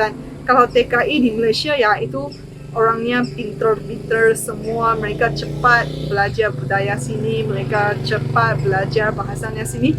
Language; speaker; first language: Indonesian; non-native, fluent; Chinese